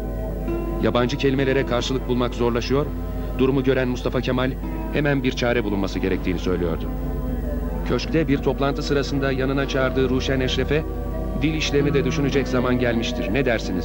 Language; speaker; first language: Turkish; native; Turkish